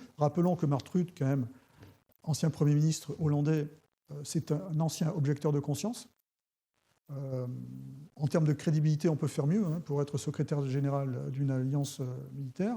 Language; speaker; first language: French; native; French